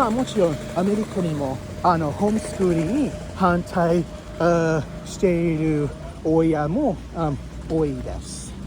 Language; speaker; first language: Japanese; non-native, fluent; English